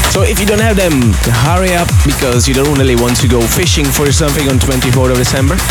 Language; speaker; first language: English; non-native, fluent; Slovak